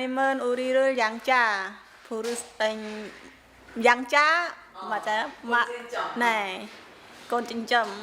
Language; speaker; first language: Korean; non-native, learner; Khmer